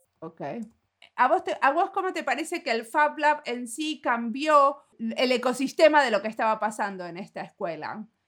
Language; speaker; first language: Spanish; native; Spanish